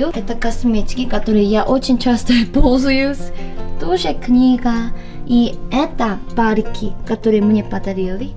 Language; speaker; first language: Russian; non-native, learner; Korean